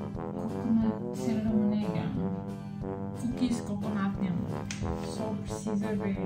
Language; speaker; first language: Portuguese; non-native, local second language; Tetum